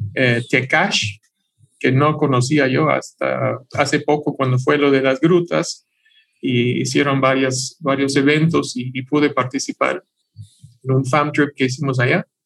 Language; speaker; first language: Spanish; non-native, fluent; English